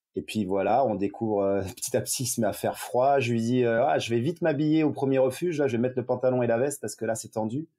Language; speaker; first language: French; native; French